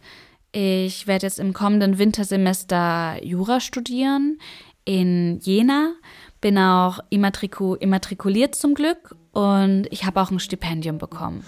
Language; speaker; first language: German; early bilingual, other home language; Persian